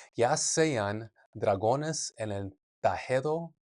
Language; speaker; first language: Spanish; non-native, learner; English